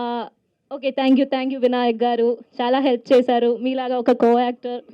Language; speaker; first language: Telugu; non-native, local second language; Malayalam